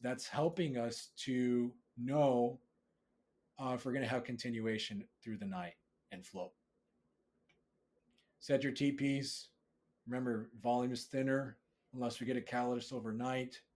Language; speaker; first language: English; native; English